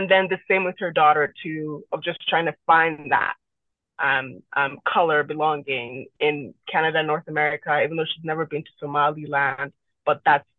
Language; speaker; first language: English; non-native, local second language; Yoruba